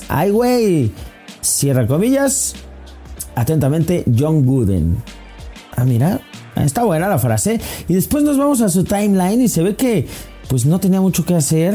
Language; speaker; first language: Spanish; native; Spanish